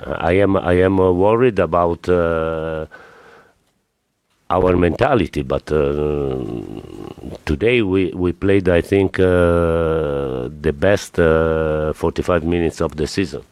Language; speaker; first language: English; non-native, fluent; Italian